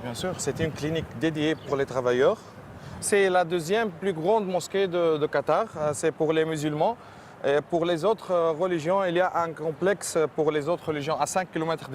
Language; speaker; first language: French; non-native, local second language; Arabic